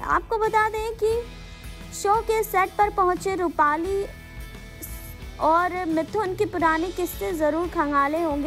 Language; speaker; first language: Hindi; native; Hindi